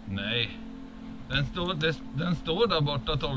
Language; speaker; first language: Swedish; native; Swedish